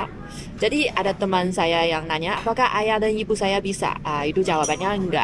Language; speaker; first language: Indonesian; non-native, fluent; Chinese